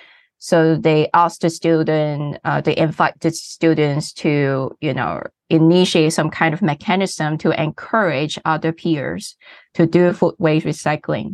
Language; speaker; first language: English; non-native, local second language; Cantonese